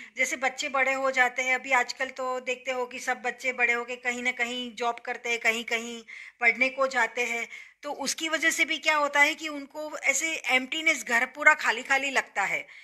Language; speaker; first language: Hindi; non-native, local second language; Gujarati